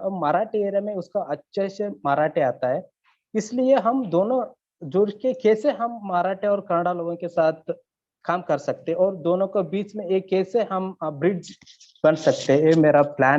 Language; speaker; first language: Hindi; non-native, learner; Kannada